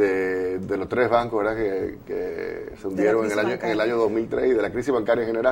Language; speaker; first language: Spanish; native; Spanish